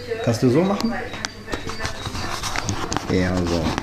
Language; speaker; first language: German; non-native, learner; French